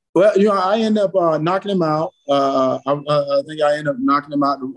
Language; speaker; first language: English; native; English